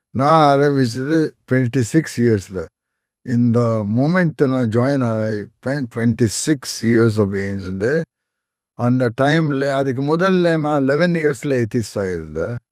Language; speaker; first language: Tamil; non-native, fluent; Konkani